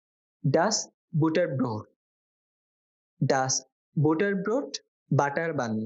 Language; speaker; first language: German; non-native, fluent; Bangla